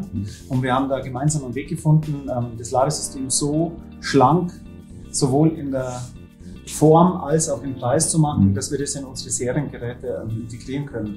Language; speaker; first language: German; native; German